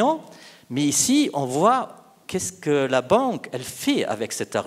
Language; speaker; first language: French; non-native, local second language; Luxembourgish